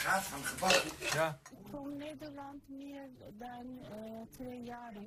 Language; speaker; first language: Dutch; non-native, learner; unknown